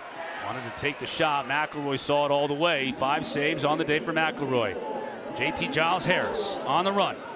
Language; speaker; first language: English; native; English